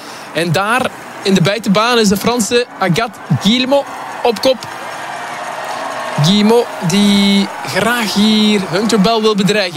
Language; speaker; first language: Dutch; native; Dutch